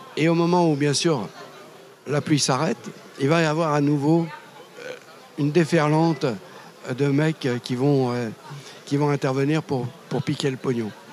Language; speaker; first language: French; native; French